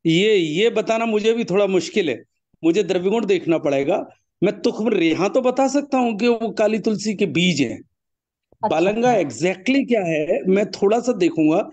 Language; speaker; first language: Hindi; native; Hindi